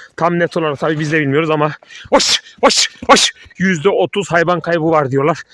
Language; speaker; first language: Turkish; native; Turkish